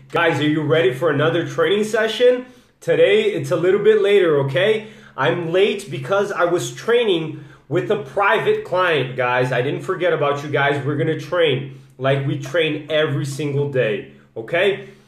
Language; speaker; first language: English; non-native, fluent; Portuguese